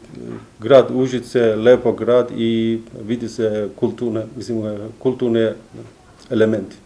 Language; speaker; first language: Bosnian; non-native, learner; Persian